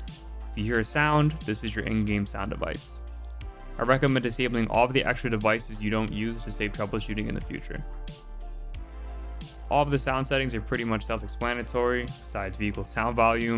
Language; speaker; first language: English; native; English